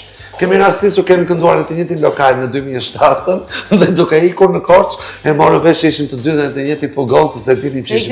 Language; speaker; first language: Albanian; native; Albanian